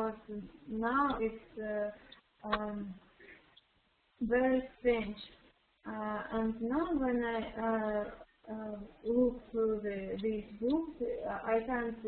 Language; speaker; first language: English; non-native, learner; Russian